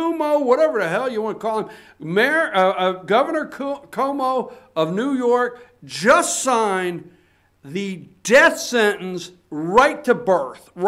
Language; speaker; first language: English; native; English